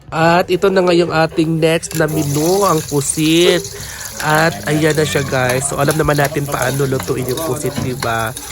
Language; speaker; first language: Filipino; non-native, local second language; Cebuano